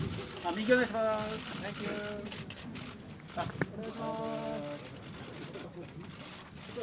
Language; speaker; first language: Japanese; native; Japanese